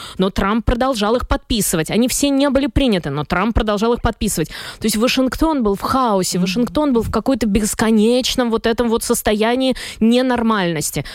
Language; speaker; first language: Russian; native; Russian